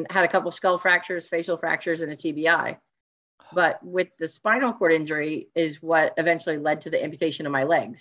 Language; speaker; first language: English; native; English